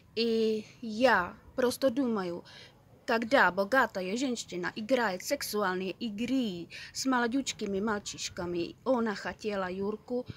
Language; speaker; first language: Russian; non-native, learner; Czech